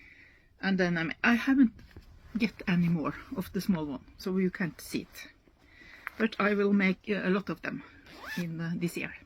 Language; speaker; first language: English; non-native, learner; Norwegian